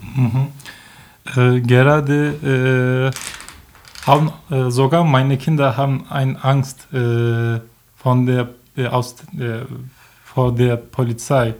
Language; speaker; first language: German; non-native, learner; Turkish